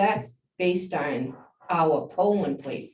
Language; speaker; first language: English; native; English